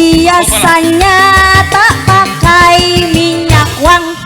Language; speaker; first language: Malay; non-native, local second language; Sundanese